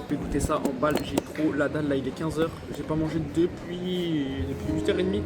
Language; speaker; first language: French; native; French